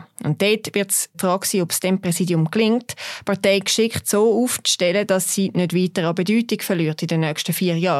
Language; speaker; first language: German; native; German